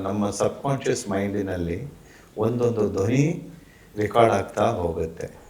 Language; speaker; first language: Kannada; non-native, local second language; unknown